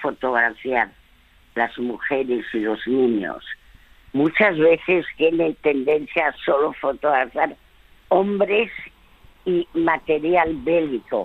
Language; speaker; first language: Spanish; early bilingual, other home language; French